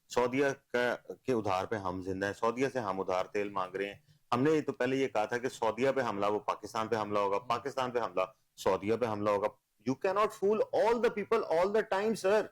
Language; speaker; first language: Urdu; non-native, local second language; Punjabi